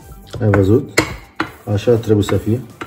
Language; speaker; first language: Romanian; non-native, learner; Arabic